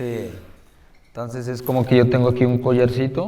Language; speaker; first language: Spanish; native; Spanish